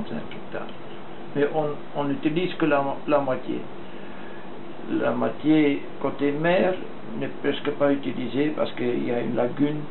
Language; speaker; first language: French; non-native, fluent; Dutch